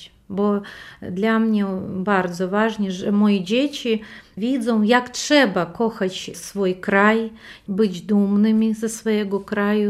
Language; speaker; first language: Polish; non-native, learner; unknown